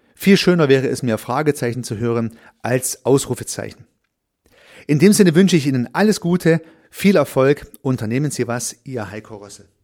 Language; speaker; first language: German; native; German